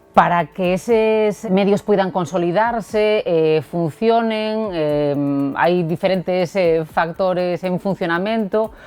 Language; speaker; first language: Galician; non-native, local second language; Spanish